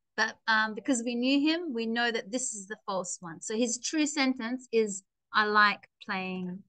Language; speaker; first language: English; native; English